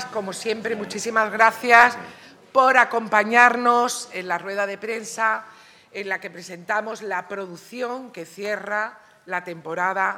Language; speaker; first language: Spanish; native; Spanish